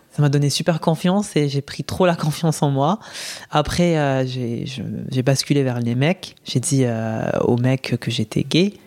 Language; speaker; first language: French; non-native, local second language; Arabic